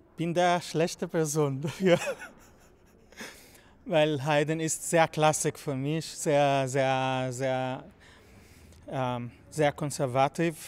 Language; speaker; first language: German; non-native, learner; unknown